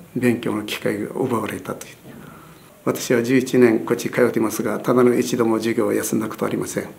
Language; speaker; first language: Japanese; native; Japanese